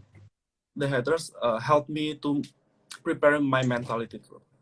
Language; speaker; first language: English; non-native, learner; Indonesian